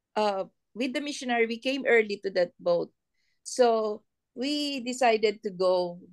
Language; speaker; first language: English; non-native, local second language; Filipino